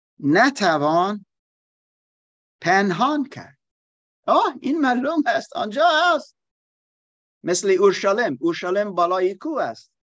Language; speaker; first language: Persian; non-native, learner; German